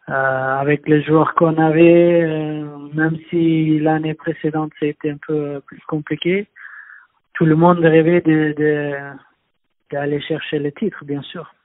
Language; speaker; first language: French; non-native, fluent; Swedish